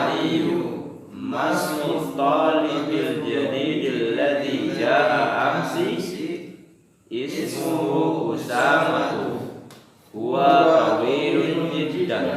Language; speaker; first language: Arabic; non-native, learner; Indonesian